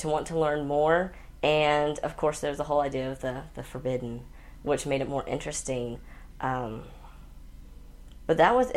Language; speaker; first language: English; native; English